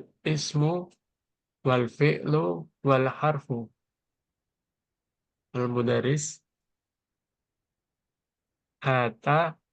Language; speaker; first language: Arabic; non-native, learner; Indonesian